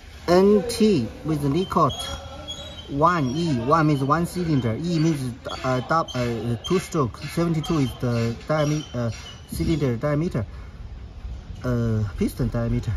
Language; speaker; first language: English; non-native, learner; Chinese